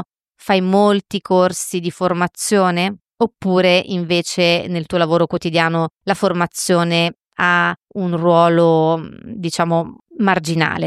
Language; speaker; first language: Italian; native; Italian